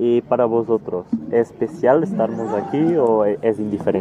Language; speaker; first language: Spanish; non-native, learner; Portuguese